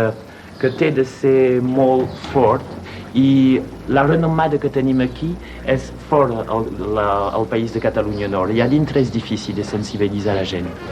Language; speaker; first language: Catalan; non-native, local second language; French